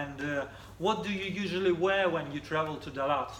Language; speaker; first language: English; non-native, fluent; Russian